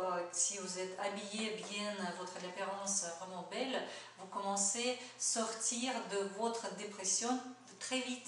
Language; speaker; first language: French; non-native, fluent; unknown